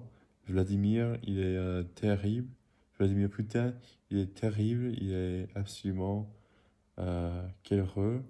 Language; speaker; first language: French; non-native, learner; English